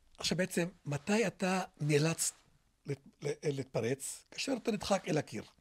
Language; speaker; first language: Hebrew; non-native, local second language; Arabic